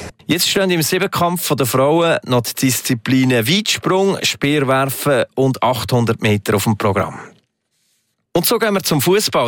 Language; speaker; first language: German; native; German